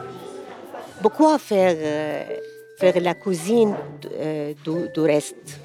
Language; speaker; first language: French; non-native, learner; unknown